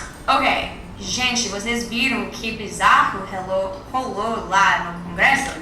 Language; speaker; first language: Portuguese; non-native, learner; English